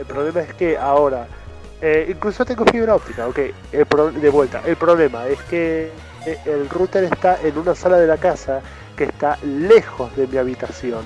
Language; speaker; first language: Spanish; native; Spanish